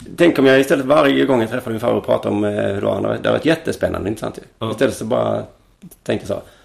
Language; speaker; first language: Swedish; native; Swedish